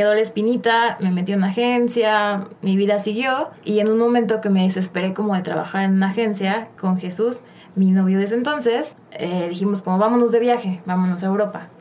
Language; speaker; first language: Spanish; native; Spanish